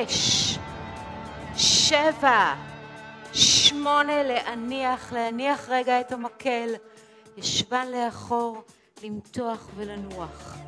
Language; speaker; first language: Hebrew; native; Hebrew